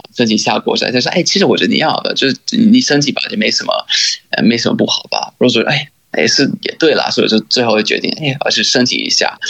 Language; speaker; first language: Chinese; non-native, fluent; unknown